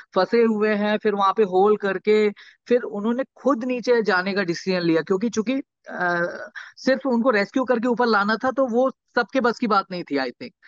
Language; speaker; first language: Hindi; native; Hindi